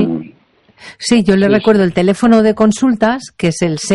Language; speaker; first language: Spanish; native; Spanish